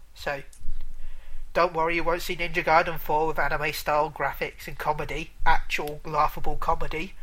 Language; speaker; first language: English; native; English